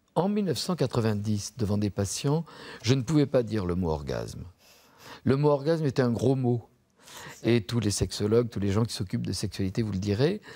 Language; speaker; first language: French; native; French